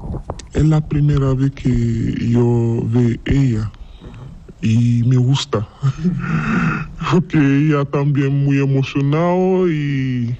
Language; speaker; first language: Spanish; non-native, learner; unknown